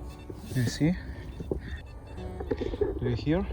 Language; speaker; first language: English; non-native, learner; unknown